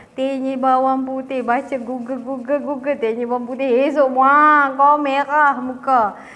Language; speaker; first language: Malay; native; Malay